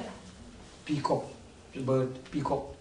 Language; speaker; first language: English; non-native, learner; Tibetan